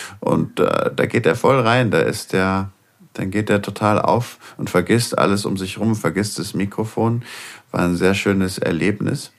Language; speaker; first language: German; native; German